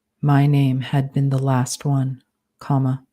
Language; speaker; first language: English; native; English